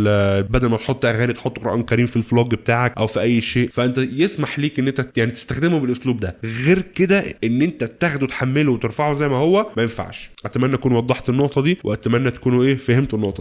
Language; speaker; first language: Arabic; native; Arabic